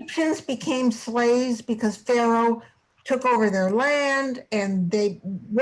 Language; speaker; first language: English; native; English